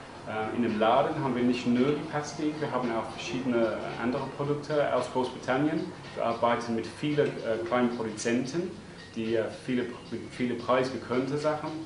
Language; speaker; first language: German; non-native, fluent; English